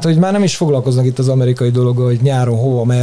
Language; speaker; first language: Hungarian; native; Hungarian